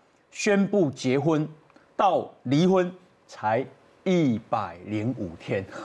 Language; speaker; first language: Chinese; native; Chinese